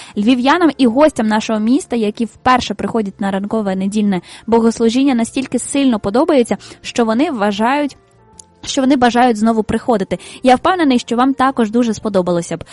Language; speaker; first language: Ukrainian; native; Ukrainian